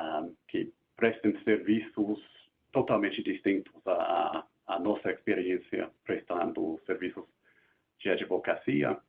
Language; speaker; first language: Portuguese; non-native, fluent; English